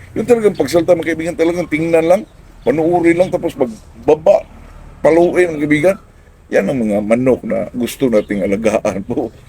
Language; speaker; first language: Filipino; non-native, local second language; Cebuano